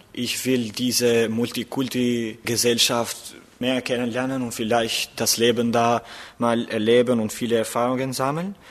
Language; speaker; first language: German; non-native, fluent; Albanian